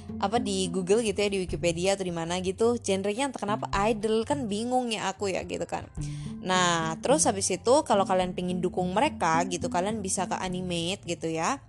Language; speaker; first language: Indonesian; native; Indonesian